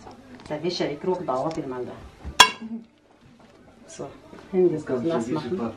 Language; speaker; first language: German; non-native, learner; Central Kurdish